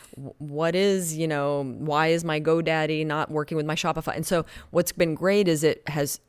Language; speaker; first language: English; native; English